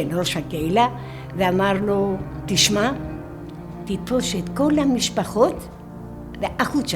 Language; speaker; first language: Hebrew; non-native, fluent; Greek